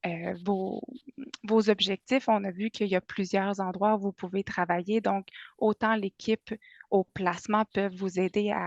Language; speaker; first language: French; native; French